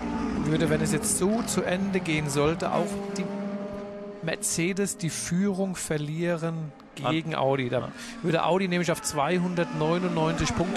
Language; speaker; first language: German; native; German